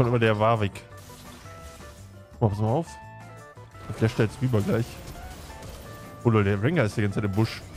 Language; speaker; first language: German; native; German